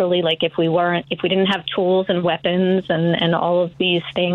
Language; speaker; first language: English; native; English